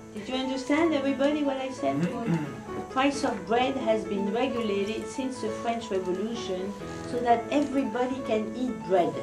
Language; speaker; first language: English; non-native, fluent; French